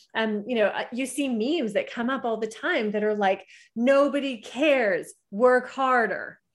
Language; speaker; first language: English; native; English